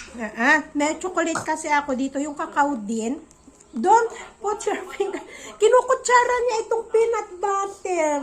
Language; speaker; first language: Filipino; native; Filipino